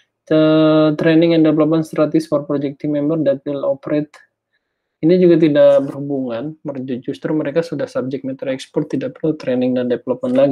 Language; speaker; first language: English; non-native, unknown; Indonesian